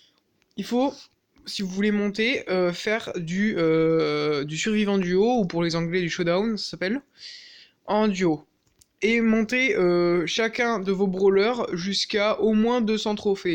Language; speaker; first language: French; native; French